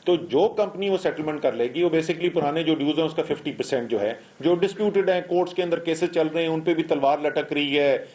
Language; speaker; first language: Urdu; native; Urdu